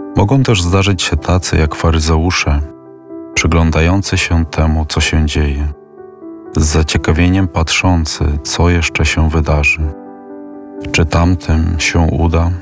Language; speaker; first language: Polish; native; Polish